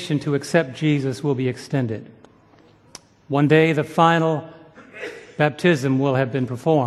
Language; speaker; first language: English; native; English